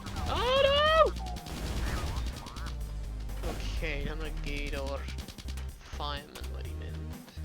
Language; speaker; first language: Welsh; non-native, local second language; English